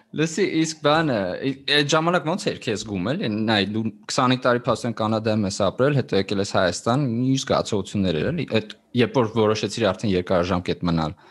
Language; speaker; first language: Armenian; native; Armenian